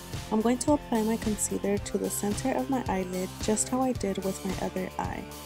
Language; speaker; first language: English; early bilingual, other home language; Spanish